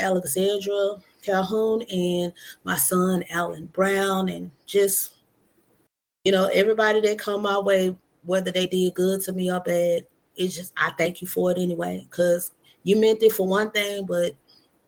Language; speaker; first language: English; native; English